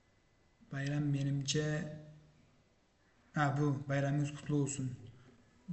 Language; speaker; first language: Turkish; non-native, fluent; Uzbek